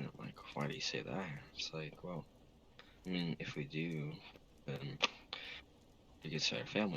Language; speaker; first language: English; native; English